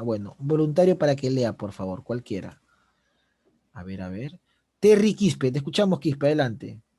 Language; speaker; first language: Spanish; native; Spanish